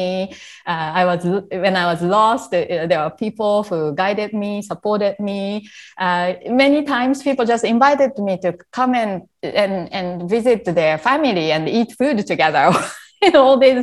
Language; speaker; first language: English; non-native, fluent; Japanese